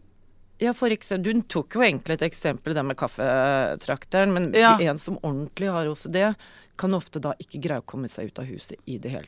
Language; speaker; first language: Norwegian; native; Norwegian